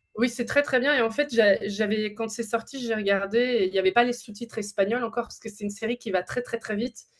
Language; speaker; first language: French; native; French